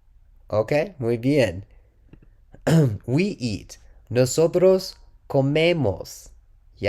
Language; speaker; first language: Spanish; non-native, learner; English